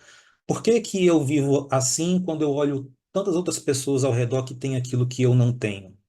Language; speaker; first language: Portuguese; native; Portuguese